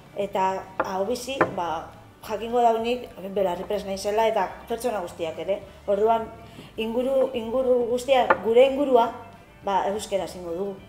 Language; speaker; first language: Basque; non-native, local second language; Spanish